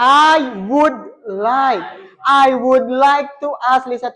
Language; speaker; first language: English; non-native, fluent; Indonesian